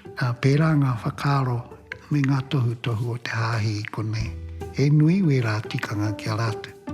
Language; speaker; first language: Māori; native; Māori